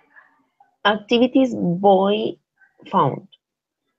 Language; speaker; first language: English; non-native, learner; Spanish